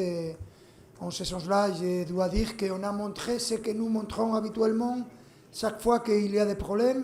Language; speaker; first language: French; non-native, fluent; Spanish